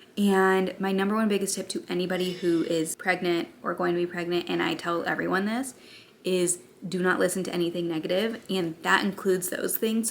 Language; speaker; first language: English; native; English